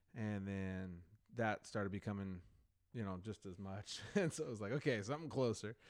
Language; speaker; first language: English; native; English